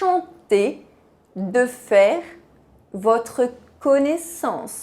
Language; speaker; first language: French; non-native, fluent; Portuguese